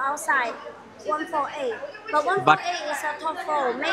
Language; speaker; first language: English; non-native, learner; Chinese